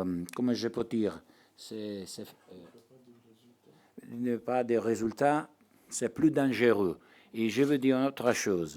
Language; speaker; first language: French; non-native, learner; Italian